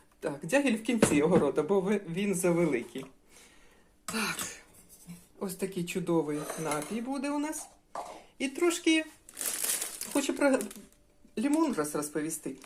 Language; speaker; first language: Ukrainian; non-native, local second language; Russian